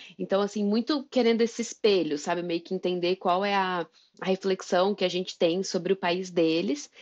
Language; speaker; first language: Portuguese; native; Portuguese